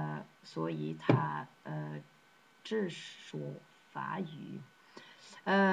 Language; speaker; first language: Chinese; non-native, learner; Dutch